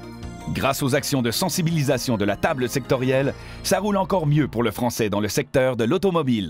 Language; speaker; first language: French; native; French